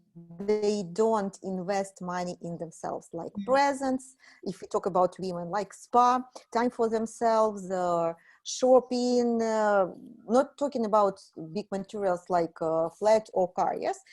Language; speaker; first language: English; non-native, fluent; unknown